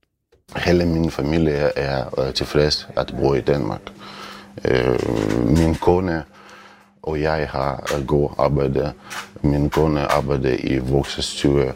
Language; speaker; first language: Danish; non-native, learner; Ukrainian